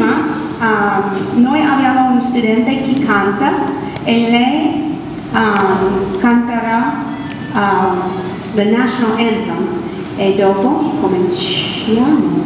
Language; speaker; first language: Italian; non-native, learner; English